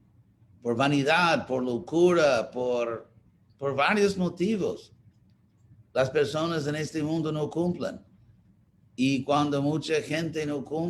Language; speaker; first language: Spanish; non-native, fluent; English